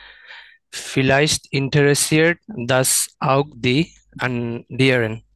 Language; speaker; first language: German; non-native, learner; Bangla